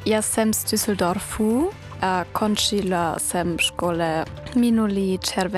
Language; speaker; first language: Czech; non-native, learner; German